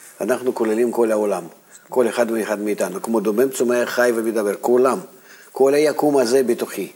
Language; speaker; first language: Hebrew; non-native, fluent; Russian